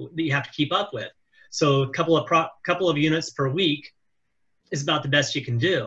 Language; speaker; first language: English; native; English